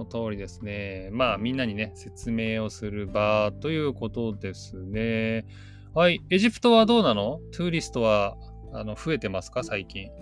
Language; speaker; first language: Japanese; native; Japanese